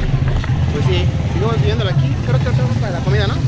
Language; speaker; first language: Spanish; native; Spanish